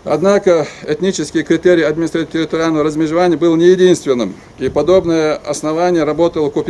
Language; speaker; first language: Russian; non-native, local second language; Ingush